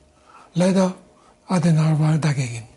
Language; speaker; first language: German; non-native, fluent; Russian